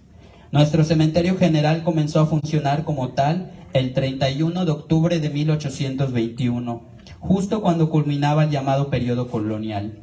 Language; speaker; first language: Spanish; native; Spanish